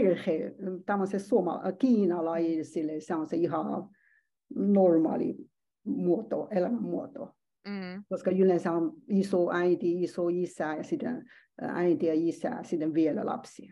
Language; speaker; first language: Finnish; non-native, learner; Chinese